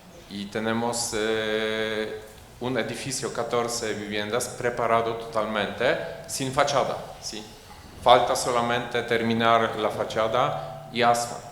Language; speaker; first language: Spanish; non-native, fluent; Polish